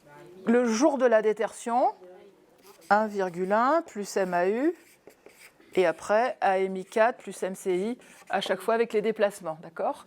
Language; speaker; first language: French; native; French